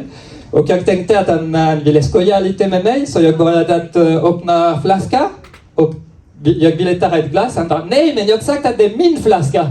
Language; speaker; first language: Swedish; non-native, learner; French